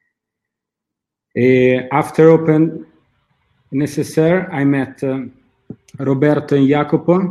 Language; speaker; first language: English; non-native, learner; Italian